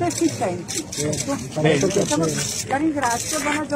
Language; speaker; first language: Italian; native; Italian